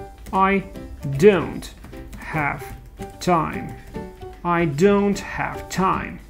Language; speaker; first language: English; non-native, fluent; Russian